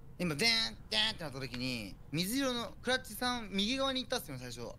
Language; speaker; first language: Japanese; native; Japanese